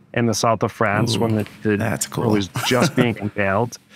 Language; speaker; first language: English; native; English